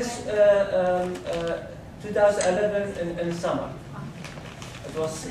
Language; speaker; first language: English; non-native, learner; Arabic